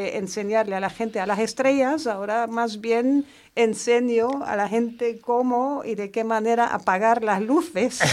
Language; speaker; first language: Spanish; non-native, fluent; German